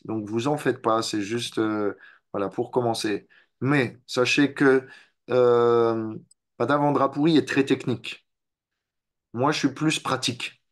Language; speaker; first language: French; native; French